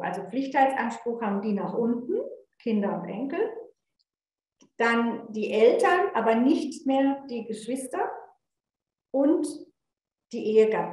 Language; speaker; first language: German; native; German